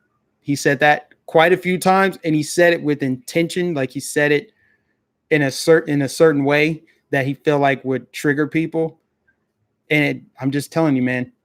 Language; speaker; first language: English; native; English